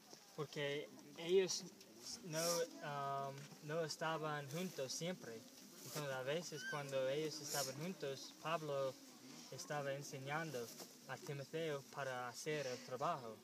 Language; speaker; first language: Spanish; non-native, learner; English